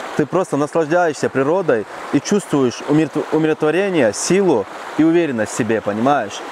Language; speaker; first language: Russian; non-native, local second language; Chechen